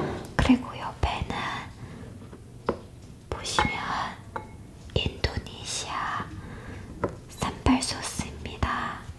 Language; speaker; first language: Korean; non-native, fluent; Chinese